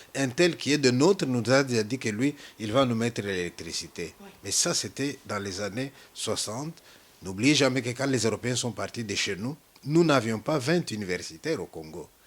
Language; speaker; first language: French; non-native, local second language; Luba-Lulua